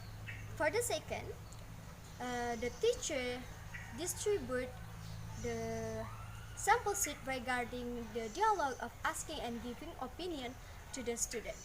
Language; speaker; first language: English; non-native, learner; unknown